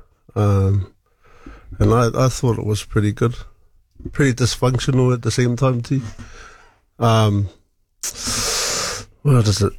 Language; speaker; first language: English; native; English